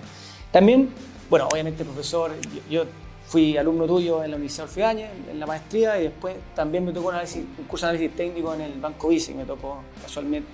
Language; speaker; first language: Spanish; native; Spanish